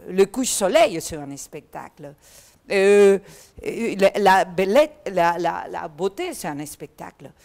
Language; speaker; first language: French; non-native, learner; Catalan